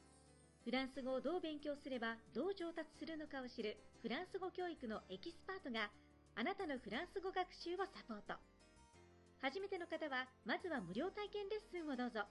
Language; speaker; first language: Japanese; native; Japanese